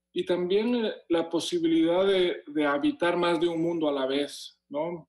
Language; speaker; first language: Spanish; native; Spanish